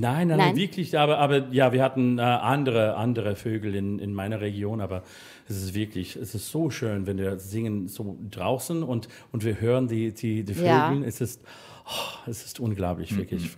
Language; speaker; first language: German; non-native, learner; English